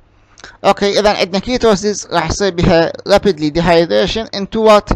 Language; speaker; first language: Arabic; native; Arabic